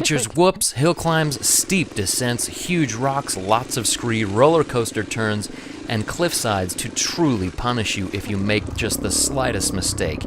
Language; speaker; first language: English; native; English